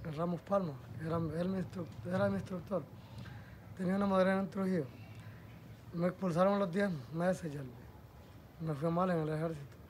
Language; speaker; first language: Spanish; native; Spanish